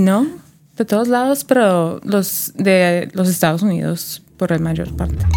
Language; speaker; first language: Spanish; early bilingual, heritage; Spanish